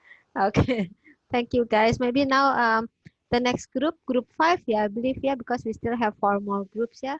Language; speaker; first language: English; non-native, fluent; Indonesian